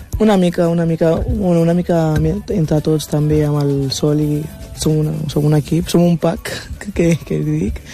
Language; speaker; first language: Catalan; early bilingual, other home language; Wolof